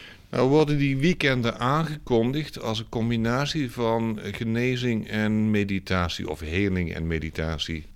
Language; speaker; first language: Dutch; native; Dutch